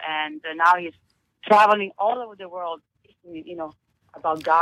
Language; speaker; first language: English; non-native, fluent; Italian